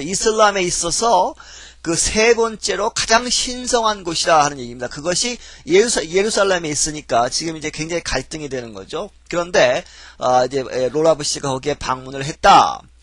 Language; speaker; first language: Korean; native; Korean